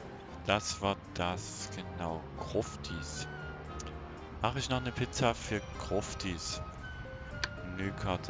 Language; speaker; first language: German; native; German